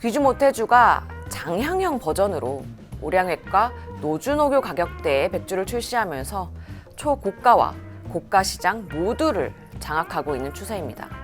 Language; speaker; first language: Korean; native; Korean